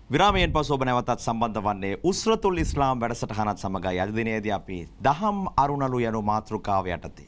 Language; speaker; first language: Sinhala; non-native, local second language; Tamil